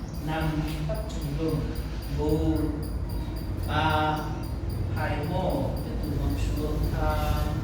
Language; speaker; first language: Vietnamese; non-native, learner; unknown